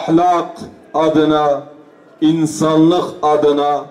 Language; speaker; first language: Turkish; native; Turkish